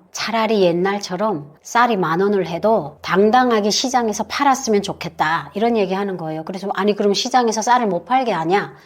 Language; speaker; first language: Korean; native; Korean